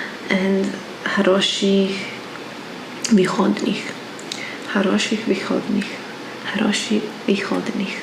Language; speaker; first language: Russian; non-native, learner; English